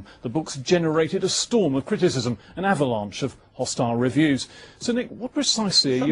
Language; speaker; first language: English; native; English